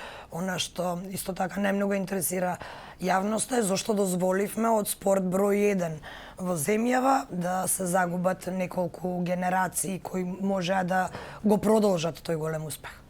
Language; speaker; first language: Macedonian; native; Macedonian